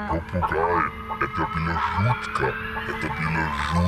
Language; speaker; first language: Russian; non-native, learner; German